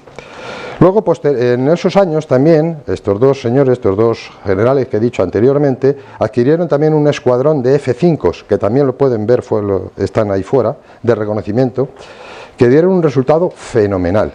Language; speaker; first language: Spanish; native; Spanish